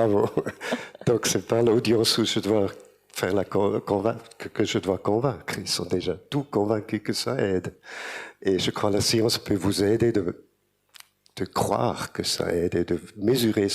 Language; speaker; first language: French; non-native, fluent; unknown